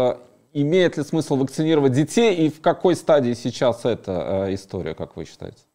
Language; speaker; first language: Russian; native; Russian